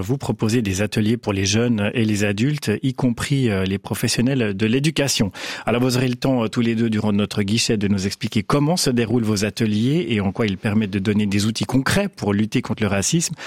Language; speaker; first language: French; native; French